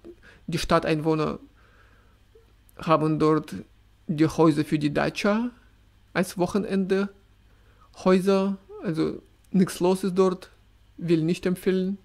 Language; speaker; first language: German; non-native, fluent; Russian